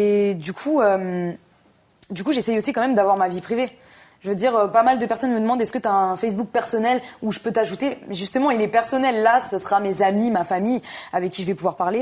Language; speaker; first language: French; native; French